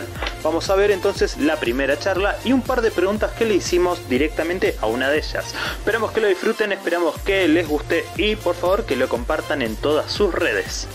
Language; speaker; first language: Spanish; native; Spanish